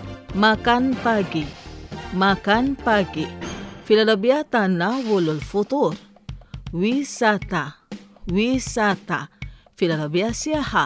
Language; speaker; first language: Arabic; non-native, fluent; Indonesian